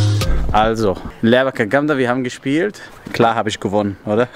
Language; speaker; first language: German; non-native, learner; Arabic